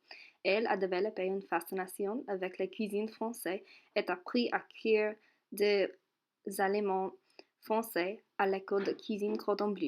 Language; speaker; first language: French; non-native, learner; English